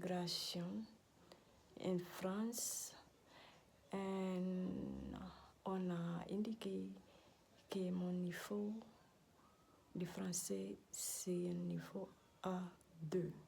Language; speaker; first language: French; non-native, learner; Dutch